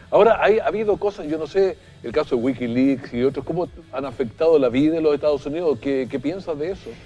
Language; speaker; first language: Spanish; native; Spanish